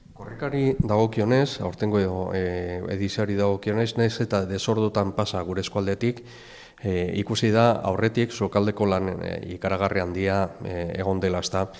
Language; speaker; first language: Basque; native; Basque